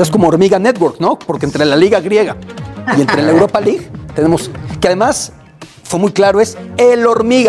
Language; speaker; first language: Spanish; native; Spanish